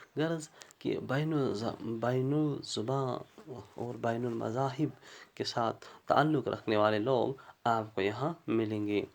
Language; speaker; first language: Urdu; non-native, local second language; Kashmiri